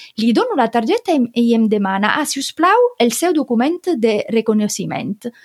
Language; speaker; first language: Catalan; non-native, fluent; Italian